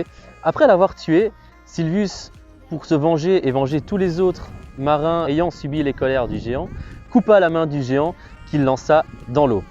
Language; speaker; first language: French; native; French